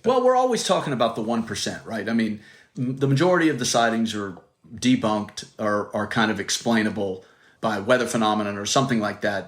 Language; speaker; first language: English; native; English